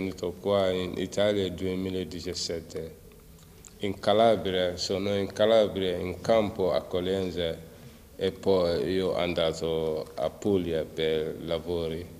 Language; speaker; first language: Italian; non-native, learner; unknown